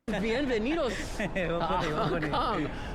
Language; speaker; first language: Spanish; non-native, learner; English